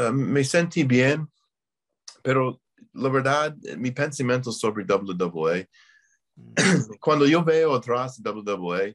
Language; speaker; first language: Spanish; non-native, learner; English